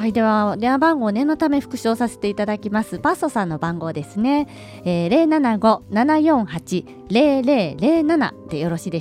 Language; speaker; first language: Japanese; native; Japanese